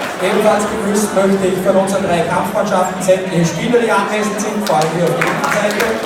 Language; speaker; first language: German; native; German